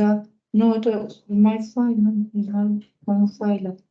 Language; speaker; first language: Russian; non-native, learner; Persian